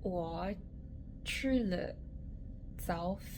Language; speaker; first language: Chinese; non-native, learner; English